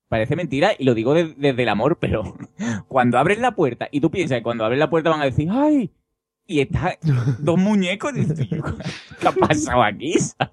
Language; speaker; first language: Spanish; native; Spanish